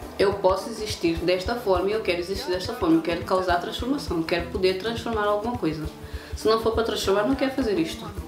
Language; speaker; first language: Portuguese; non-native, local second language; Kabuverdianu